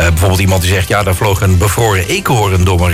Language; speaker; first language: Dutch; native; Dutch